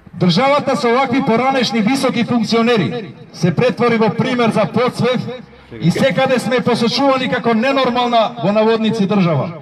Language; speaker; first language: Macedonian; native; Macedonian